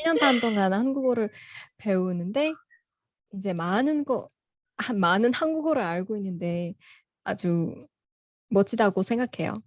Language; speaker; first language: Korean; non-native, fluent; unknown